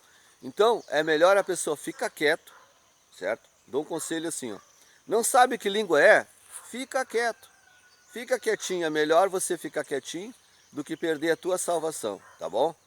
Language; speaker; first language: Portuguese; native; Portuguese